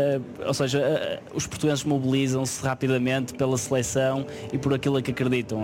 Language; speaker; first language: Portuguese; native; Portuguese